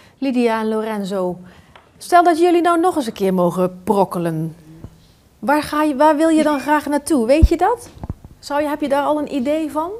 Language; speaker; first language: Dutch; native; Dutch